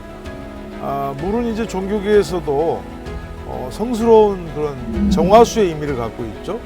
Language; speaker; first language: Korean; native; Korean